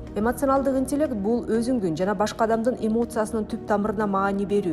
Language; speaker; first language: Kyrgyz; native; Kyrgyz